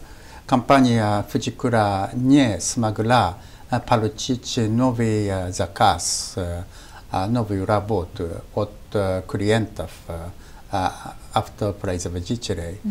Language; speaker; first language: Russian; non-native, fluent; Japanese